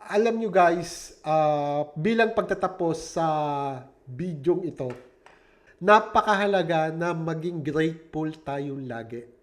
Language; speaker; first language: Filipino; native; Filipino